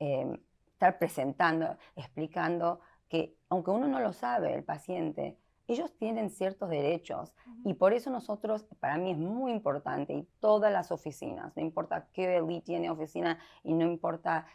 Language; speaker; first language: Spanish; early bilingual, heritage; Spanish